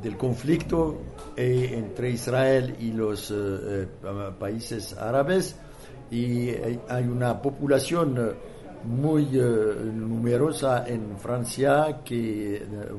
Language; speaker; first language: Spanish; non-native, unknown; French